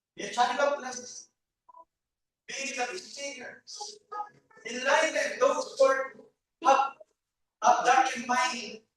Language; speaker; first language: English; non-native, local second language; Filipino